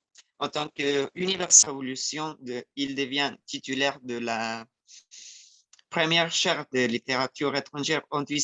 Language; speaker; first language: French; non-native, learner; Spanish